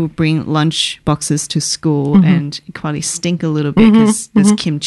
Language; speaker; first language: English; non-native, fluent; Chinese